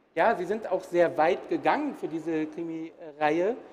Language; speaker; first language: German; native; German